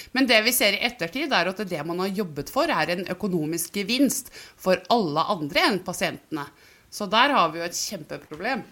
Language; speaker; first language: Norwegian; native; Norwegian